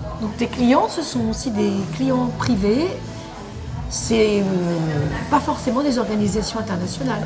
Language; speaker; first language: French; native; French